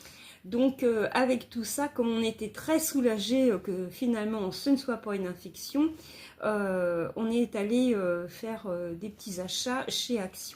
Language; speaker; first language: French; native; French